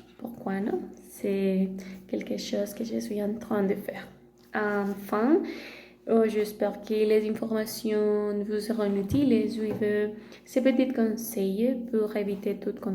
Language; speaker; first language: French; non-native, learner; Spanish